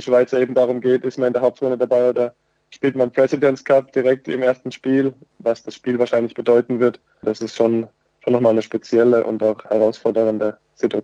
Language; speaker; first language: German; native; German